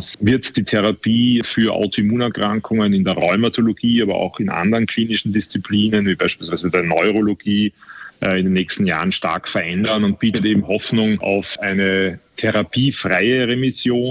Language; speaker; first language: German; native; German